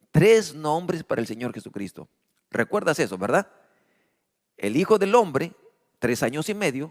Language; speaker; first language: Spanish; native; Spanish